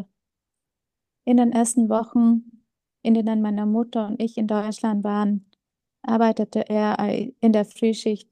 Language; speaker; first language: German; early bilingual, other home language; Vietnamese